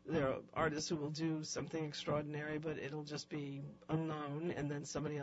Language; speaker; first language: English; native; English